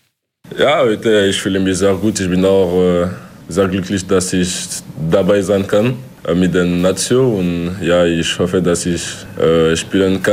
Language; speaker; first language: German; non-native, local second language; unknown